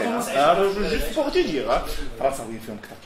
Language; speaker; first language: French; non-native, local second language; Arabic